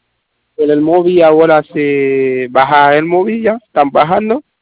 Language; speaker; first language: Spanish; non-native, learner; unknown